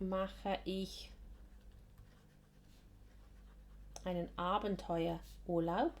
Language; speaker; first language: German; non-native, fluent; English